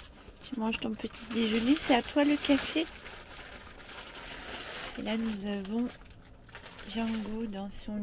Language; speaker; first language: French; native; French